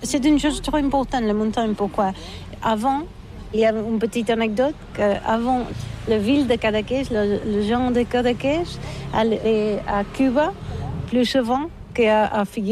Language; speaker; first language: French; non-native, learner; Catalan